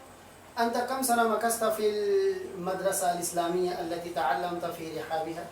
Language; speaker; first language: Arabic; non-native, fluent; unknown